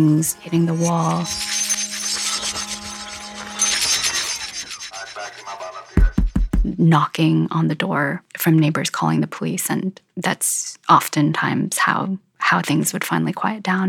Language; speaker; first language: English; native; English